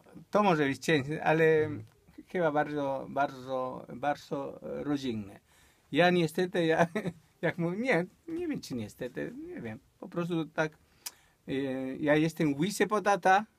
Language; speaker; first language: Polish; non-native, fluent; Spanish